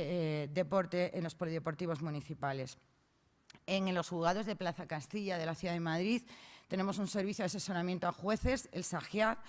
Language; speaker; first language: Spanish; native; Spanish